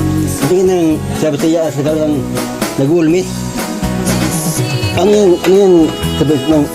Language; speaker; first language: Filipino; non-native, local second language; Cebuano